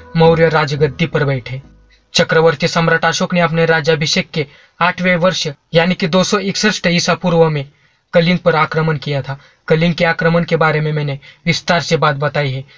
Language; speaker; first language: Hindi; non-native, local second language; Marathi